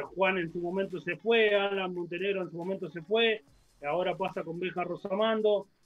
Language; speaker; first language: Spanish; native; Spanish